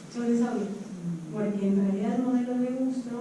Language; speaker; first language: Spanish; native; Spanish